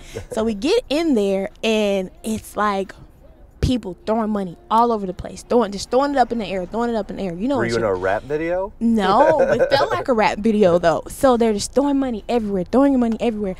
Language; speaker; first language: English; native; English